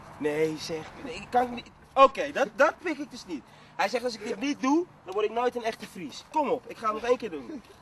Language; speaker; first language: Dutch; native; Dutch